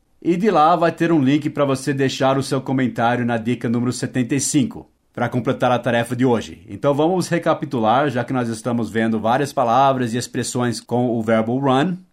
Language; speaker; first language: Portuguese; non-native, fluent; English